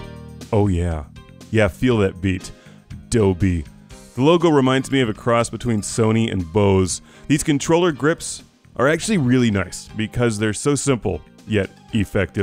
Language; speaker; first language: English; native; English